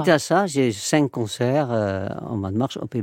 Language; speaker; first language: French; non-native, fluent; Dutch